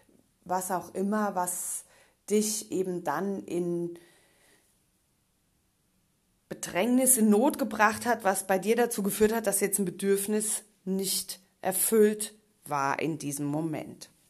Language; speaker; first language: German; native; German